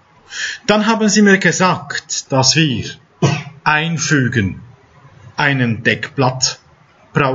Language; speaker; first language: German; non-native, fluent; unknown